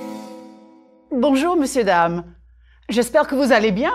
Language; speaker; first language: French; native; French